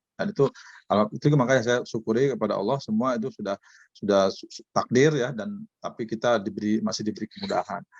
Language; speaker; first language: Indonesian; native; Indonesian